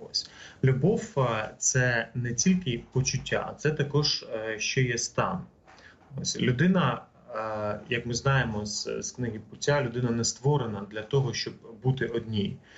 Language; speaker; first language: Ukrainian; native; Ukrainian